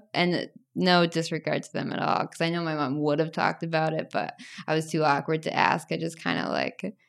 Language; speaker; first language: English; native; English